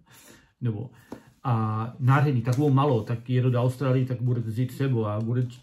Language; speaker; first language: Czech; non-native, learner; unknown